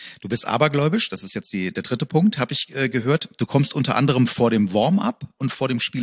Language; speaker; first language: German; native; German